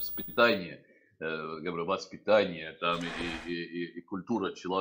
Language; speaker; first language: Russian; non-native, fluent; Arabic